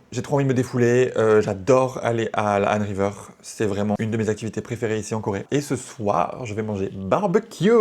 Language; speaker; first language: French; native; French